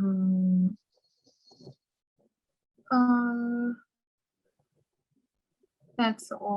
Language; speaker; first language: English; non-native, learner; Chinese